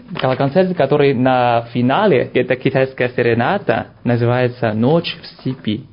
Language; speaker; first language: Russian; non-native, learner; Chinese